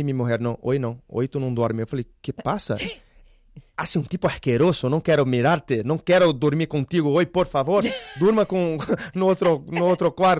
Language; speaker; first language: Spanish; non-native, learner; Portuguese